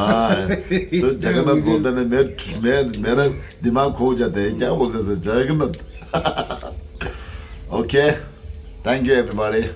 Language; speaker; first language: Hindi; non-native, local second language; Tibetan